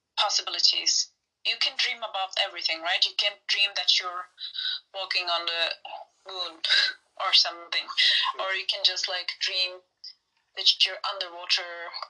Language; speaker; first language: English; non-native, fluent; Turkish